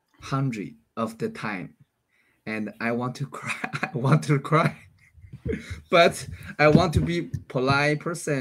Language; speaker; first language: English; non-native, learner; Chinese